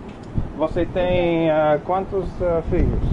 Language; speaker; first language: Portuguese; non-native, learner; English